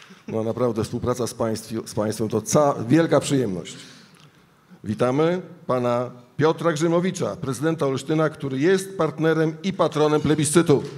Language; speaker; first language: Polish; native; Polish